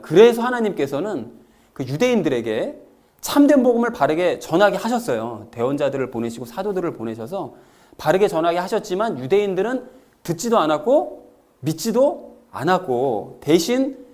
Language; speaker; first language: Korean; native; Korean